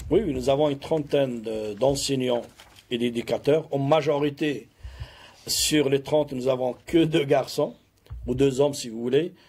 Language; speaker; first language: French; non-native, local second language; Arabic